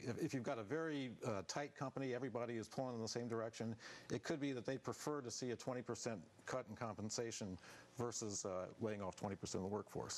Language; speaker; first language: English; native; English